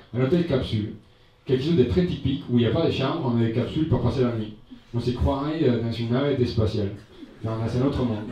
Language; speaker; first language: French; non-native, fluent; Spanish